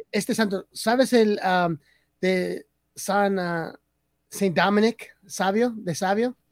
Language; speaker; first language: Spanish; early bilingual, heritage; Spanish